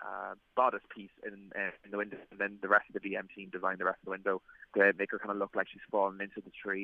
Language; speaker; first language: English; native; English